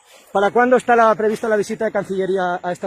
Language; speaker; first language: Spanish; native; Spanish